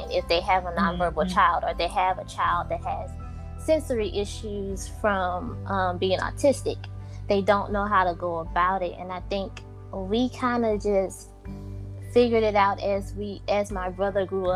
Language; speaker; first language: English; native; English